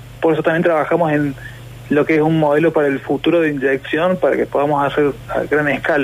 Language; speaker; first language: Spanish; native; Spanish